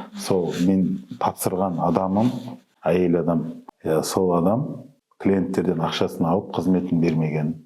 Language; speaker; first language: Kazakh; native; Kazakh